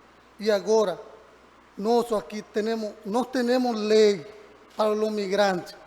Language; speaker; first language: Portuguese; non-native, learner; Spanish